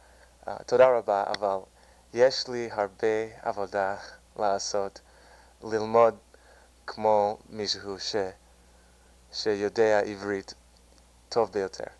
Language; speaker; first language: Hebrew; non-native, learner; English